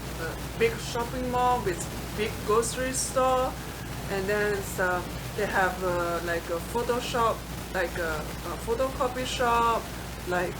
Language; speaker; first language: English; non-native, fluent; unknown